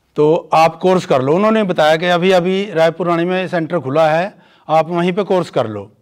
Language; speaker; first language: Hindi; native; Hindi